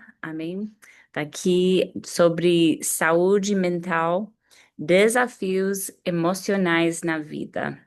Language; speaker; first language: Portuguese; non-native, fluent; English